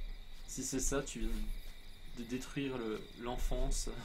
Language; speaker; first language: French; native; French